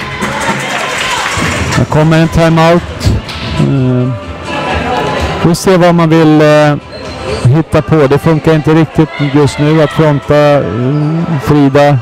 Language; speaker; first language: Swedish; native; Swedish